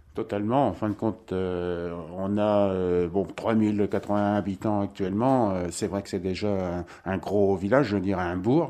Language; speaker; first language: French; native; French